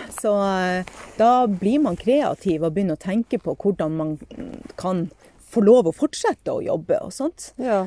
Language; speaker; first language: Norwegian; native; Norwegian